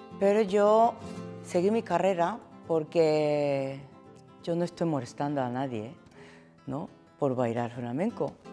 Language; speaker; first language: Spanish; non-native, fluent; Japanese